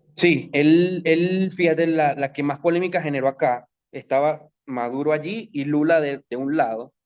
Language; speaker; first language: Spanish; native; Spanish